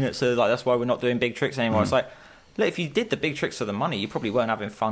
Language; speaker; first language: English; native; English